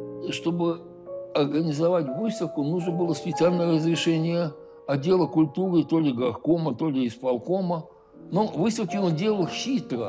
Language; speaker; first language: Russian; native; Russian